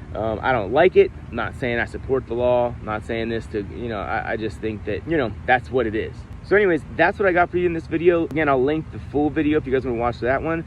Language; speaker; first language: English; native; English